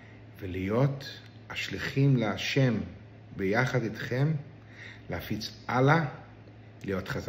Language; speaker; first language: Hebrew; non-native, local second language; Yiddish